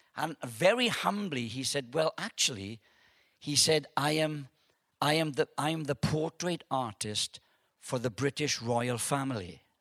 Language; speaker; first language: English; native; English